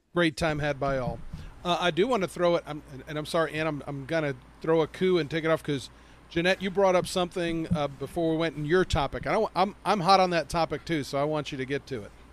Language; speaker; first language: English; native; English